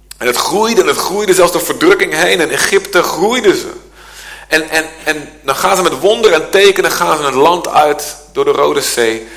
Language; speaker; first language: Dutch; native; Dutch